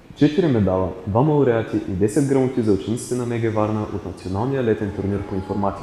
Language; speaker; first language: Bulgarian; native; Bulgarian